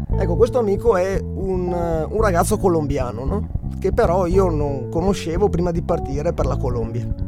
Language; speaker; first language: Italian; native; Italian